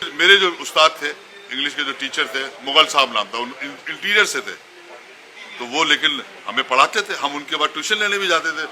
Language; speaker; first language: Urdu; native; Urdu